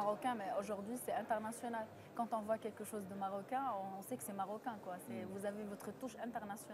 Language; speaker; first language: French; non-native, local second language; Arabic